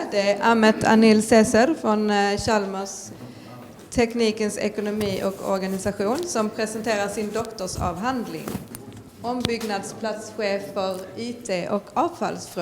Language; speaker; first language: Swedish; native; Swedish